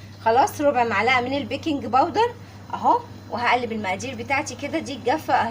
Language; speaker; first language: Arabic; native; Arabic